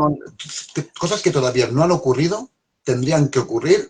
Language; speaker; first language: Spanish; native; Spanish